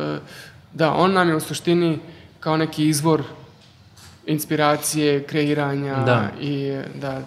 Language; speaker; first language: Serbian; early bilingual, heritage; Serbian